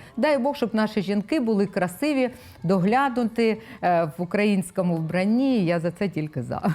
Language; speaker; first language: Ukrainian; non-native, local second language; Russian